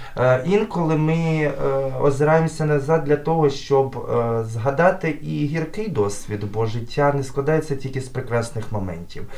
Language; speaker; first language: Ukrainian; native; Ukrainian